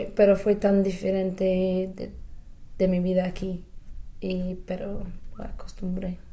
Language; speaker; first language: Spanish; non-native, learner; English